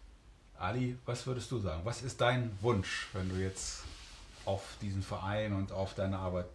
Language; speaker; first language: German; native; German